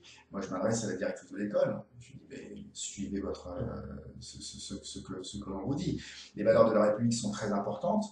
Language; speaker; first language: French; native; French